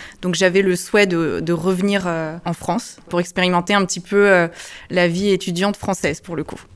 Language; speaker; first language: French; early bilingual, heritage; French